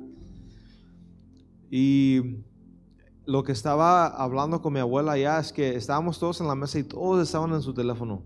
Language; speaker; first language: Spanish; early bilingual, heritage; Spanish